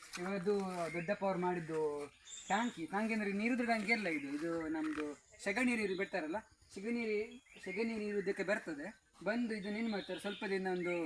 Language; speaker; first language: Kannada; non-native, local second language; Konkani